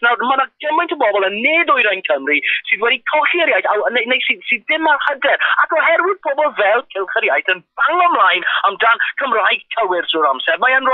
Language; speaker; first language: Welsh; non-native, local second language; English